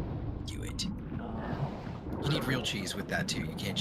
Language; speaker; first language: English; native; English